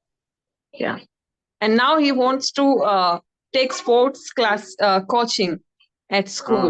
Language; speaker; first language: English; non-native, learner; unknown